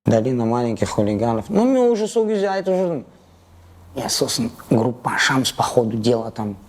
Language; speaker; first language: Russian; non-native, local second language; Kazakh